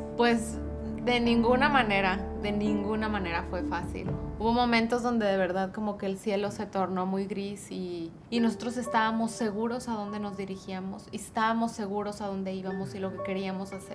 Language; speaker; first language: Spanish; native; Spanish